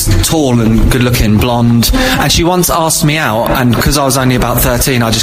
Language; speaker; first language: English; native; English